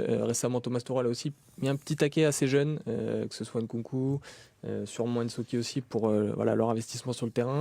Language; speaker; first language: French; native; French